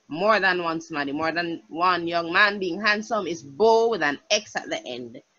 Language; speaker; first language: English; native; English